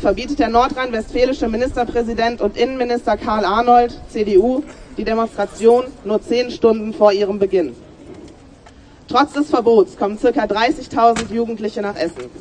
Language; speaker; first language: German; native; German